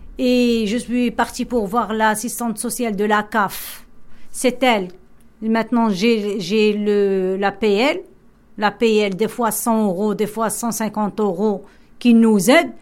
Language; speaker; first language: French; non-native, local second language; Arabic